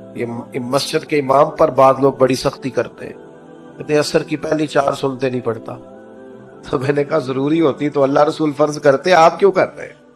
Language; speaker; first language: Urdu; non-native, local second language; Punjabi